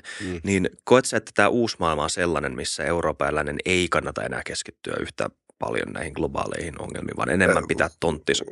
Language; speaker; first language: Finnish; native; Finnish